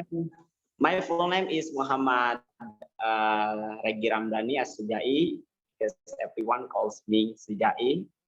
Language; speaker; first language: English; non-native, learner; Indonesian